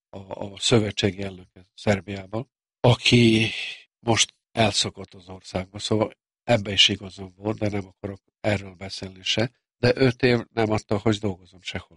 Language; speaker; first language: Hungarian; non-native, local second language; Serbian